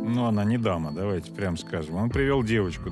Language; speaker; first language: Russian; native; Russian